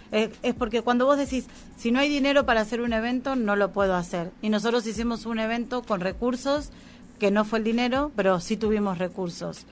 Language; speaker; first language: Spanish; native; Spanish